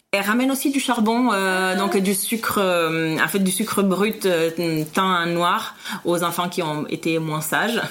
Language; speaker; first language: French; non-native, fluent; Italian